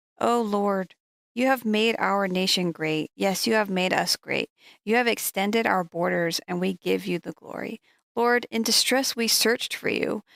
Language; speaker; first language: English; native; English